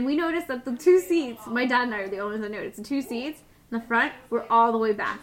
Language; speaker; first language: English; early bilingual, other home language; Spanish